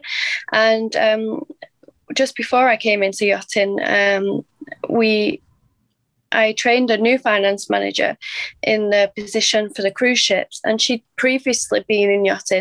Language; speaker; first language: English; native; English